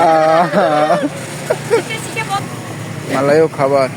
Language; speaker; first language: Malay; non-native, learner; Bangla